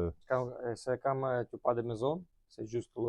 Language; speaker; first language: French; non-native, learner; Russian